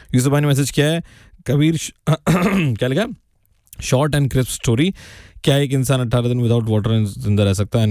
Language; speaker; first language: Hindi; native; Hindi